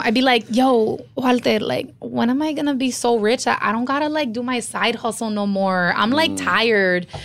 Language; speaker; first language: English; native; English